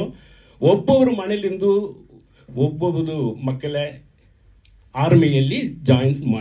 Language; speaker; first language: Kannada; non-native, learner; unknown